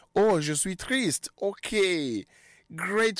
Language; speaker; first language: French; non-native, fluent; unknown